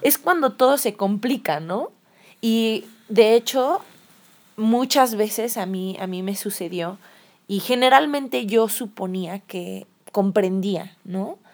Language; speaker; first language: Spanish; native; Spanish